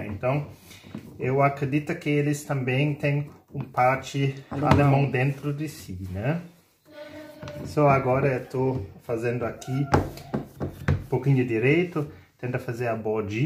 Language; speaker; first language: Portuguese; non-native, fluent; German